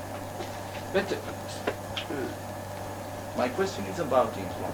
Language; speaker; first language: English; non-native, learner; Japanese